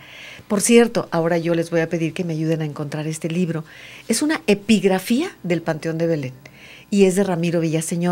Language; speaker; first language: Spanish; native; Spanish